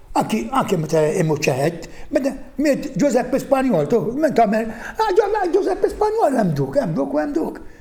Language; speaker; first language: Maltese; native; Maltese